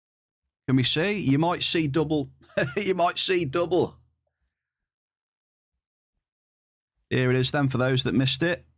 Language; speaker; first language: English; native; English